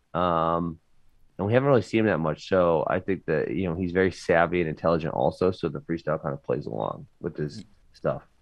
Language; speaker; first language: English; native; English